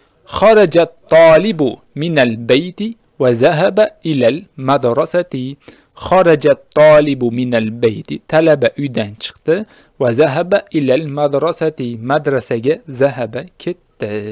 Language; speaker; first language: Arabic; non-native, learner; Uzbek